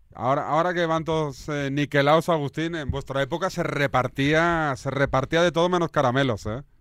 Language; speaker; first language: Spanish; native; Spanish